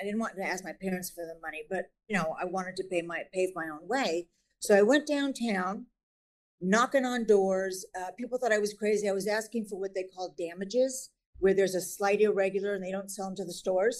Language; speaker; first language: English; native; English